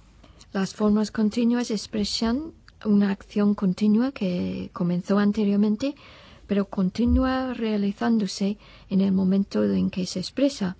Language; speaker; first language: Spanish; non-native, fluent; English